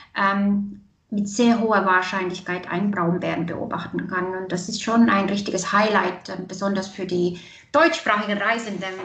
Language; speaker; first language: German; non-native, fluent; Estonian